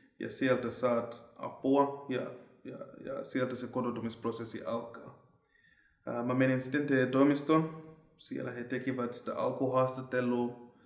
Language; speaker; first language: Finnish; non-native, fluent; Shona